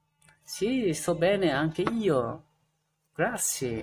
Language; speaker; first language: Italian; non-native, learner; Bangla